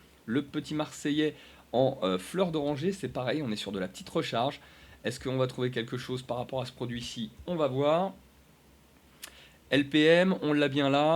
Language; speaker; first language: French; native; French